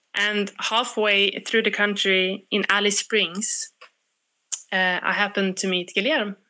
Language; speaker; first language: English; non-native, fluent; Swedish